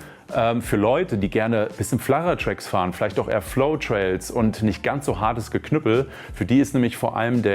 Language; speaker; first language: German; native; German